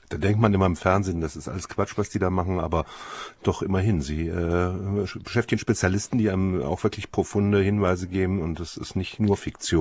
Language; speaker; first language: German; native; German